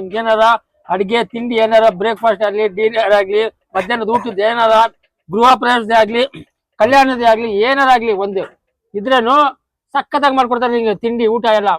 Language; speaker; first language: Kannada; non-native, local second language; Urdu